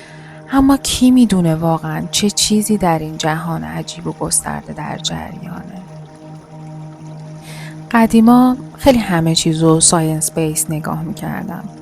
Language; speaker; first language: Persian; native; Persian